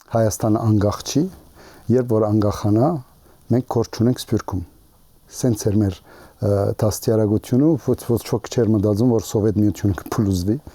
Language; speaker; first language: Armenian; early bilingual, heritage; Armenian